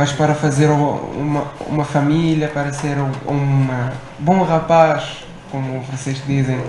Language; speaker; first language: Portuguese; non-native, learner; Arabic